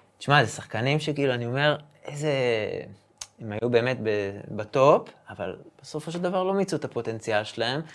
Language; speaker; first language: Hebrew; native; Hebrew